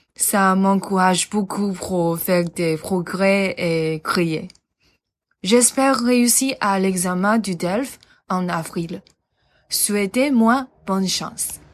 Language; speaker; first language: French; non-native, learner; Chinese